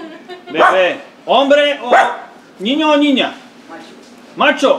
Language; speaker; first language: Spanish; non-native, learner; Serbian